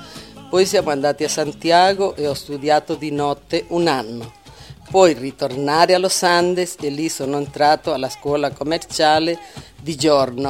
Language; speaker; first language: Italian; early bilingual, heritage; Italian